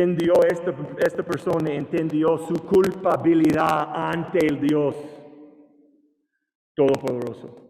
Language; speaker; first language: Spanish; non-native, learner; English